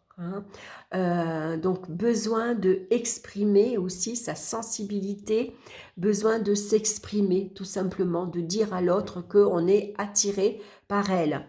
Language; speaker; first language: French; native; French